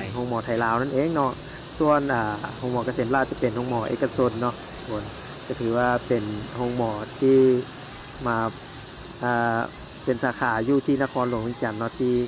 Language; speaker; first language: Lao; native; Lao